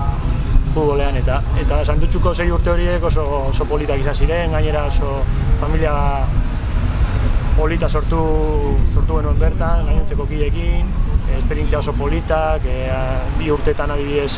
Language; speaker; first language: Basque; native; Basque